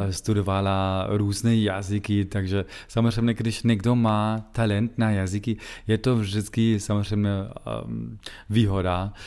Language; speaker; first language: Czech; non-native, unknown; German